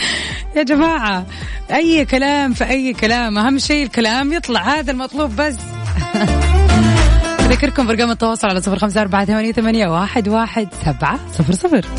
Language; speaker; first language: Arabic; native; Arabic